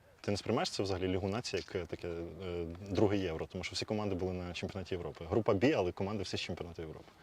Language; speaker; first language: Ukrainian; native; Ukrainian